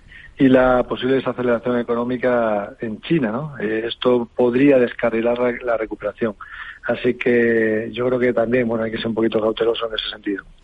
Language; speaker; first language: Spanish; native; Spanish